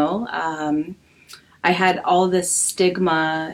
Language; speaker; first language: English; native; English